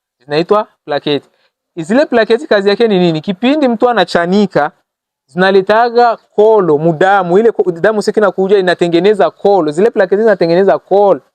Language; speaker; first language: Swahili; non-native, local second language; Rundi